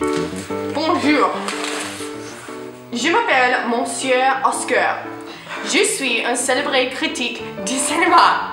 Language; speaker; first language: French; non-native, learner; English